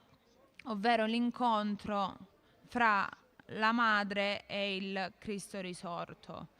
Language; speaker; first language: Italian; native; Italian